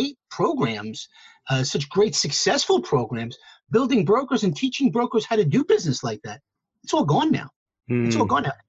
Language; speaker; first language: English; native; English